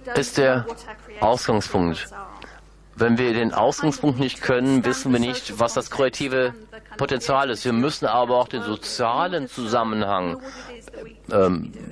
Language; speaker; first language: German; non-native, fluent; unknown